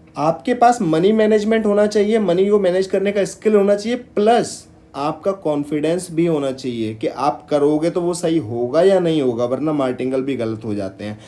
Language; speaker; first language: Hindi; native; Hindi